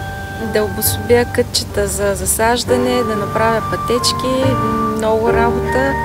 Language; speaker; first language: Bulgarian; native; Bulgarian